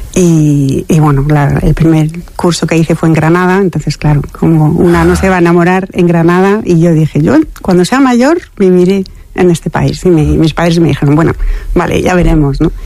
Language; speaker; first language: Spanish; non-native, fluent; French